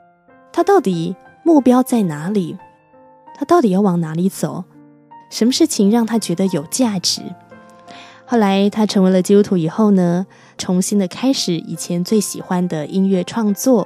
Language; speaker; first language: Chinese; native; Chinese